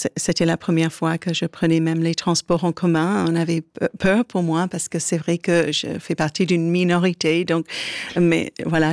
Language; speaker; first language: French; non-native, fluent; English